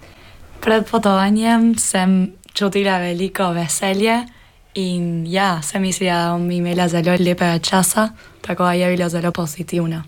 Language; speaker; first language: Slovenian; early bilingual, heritage; Spanish